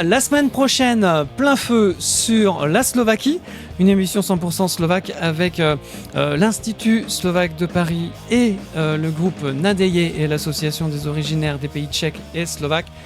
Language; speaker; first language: French; native; French